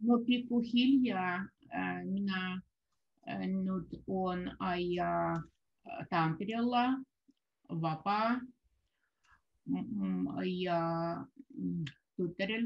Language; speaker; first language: Finnish; non-native, learner; Russian